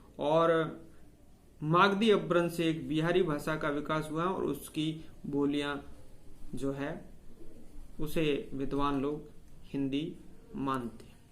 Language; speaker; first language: Hindi; native; Hindi